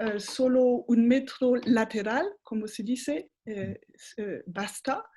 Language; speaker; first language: Spanish; non-native, fluent; French